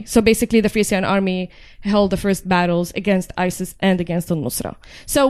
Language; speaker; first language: English; non-native, fluent; Arabic